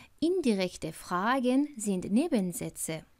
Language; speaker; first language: German; non-native, fluent; Persian